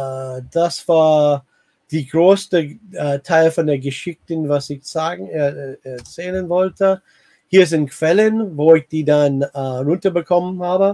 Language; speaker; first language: German; non-native, fluent; English